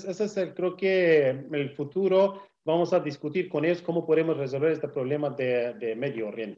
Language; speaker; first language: Spanish; non-native, learner; Kurdish